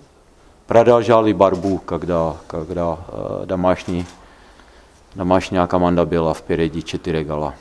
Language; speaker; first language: Russian; non-native, learner; Czech